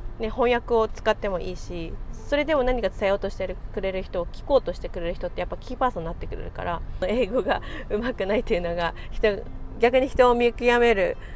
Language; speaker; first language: Japanese; native; Japanese